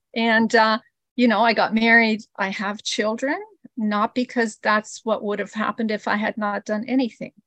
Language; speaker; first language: English; early bilingual, other home language; Spanish